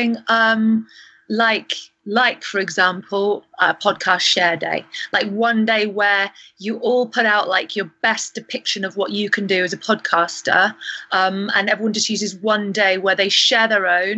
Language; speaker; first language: English; native; English